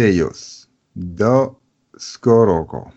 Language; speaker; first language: Russian; non-native, learner; German